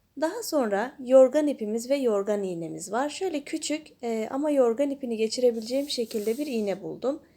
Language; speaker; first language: Turkish; native; Turkish